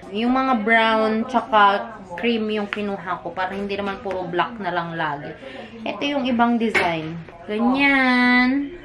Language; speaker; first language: Filipino; native; Filipino